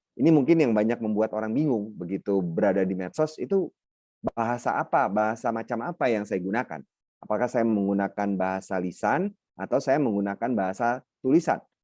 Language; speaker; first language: Indonesian; non-native, local second language; Minangkabau